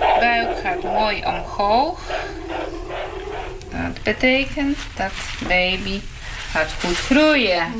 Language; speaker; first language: Dutch; non-native, learner; Polish